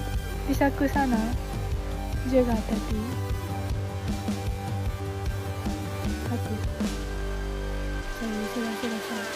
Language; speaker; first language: Indonesian; non-native, learner; Japanese